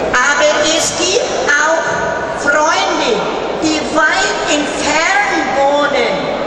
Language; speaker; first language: German; early bilingual, heritage; German